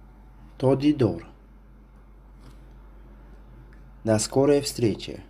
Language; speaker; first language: Russian; non-native, local second language; Tajik